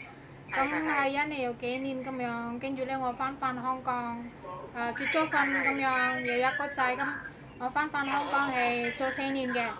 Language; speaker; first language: Cantonese; non-native, fluent; Javanese